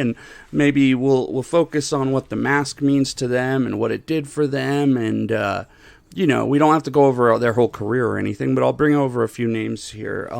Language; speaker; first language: English; native; English